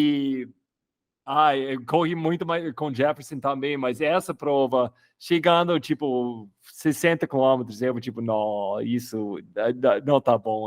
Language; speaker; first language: Portuguese; non-native, fluent; English